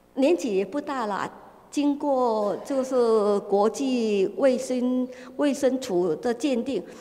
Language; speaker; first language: Chinese; non-native, fluent; Cantonese